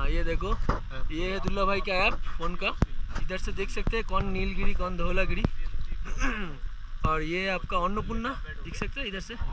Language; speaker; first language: Hindi; non-native, local second language; Bangla